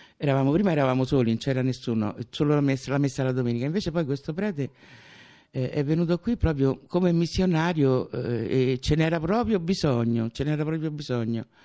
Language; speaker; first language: Italian; native; Italian